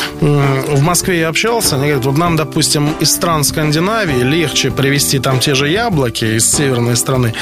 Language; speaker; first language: Russian; native; Russian